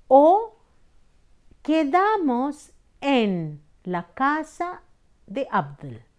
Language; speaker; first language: Spanish; non-native, fluent; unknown